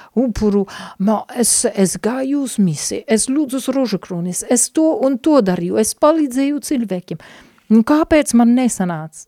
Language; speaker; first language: Latvian; non-native, fluent; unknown